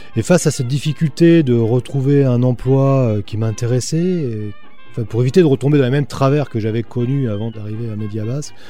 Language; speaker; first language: French; native; French